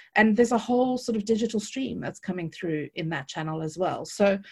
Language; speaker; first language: English; native; English